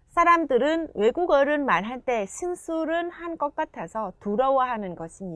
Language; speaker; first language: Korean; non-native, fluent; Vietnamese